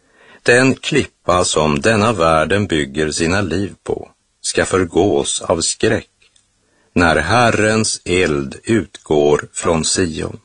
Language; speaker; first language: Swedish; native; Swedish